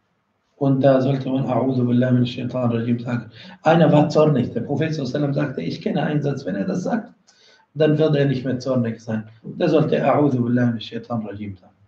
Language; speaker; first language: German; non-native, fluent; Arabic